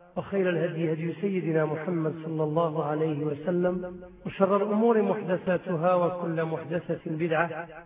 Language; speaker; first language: Arabic; native; Arabic